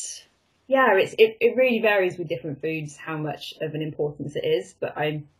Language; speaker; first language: English; native; English